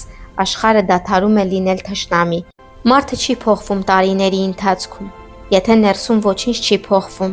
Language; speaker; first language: Armenian; native; Armenian